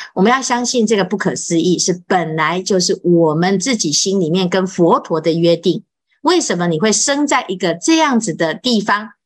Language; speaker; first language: Chinese; native; Chinese